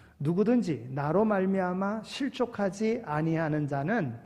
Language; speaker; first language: Korean; native; Korean